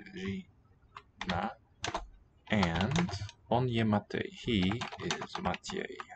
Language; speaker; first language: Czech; non-native, learner; English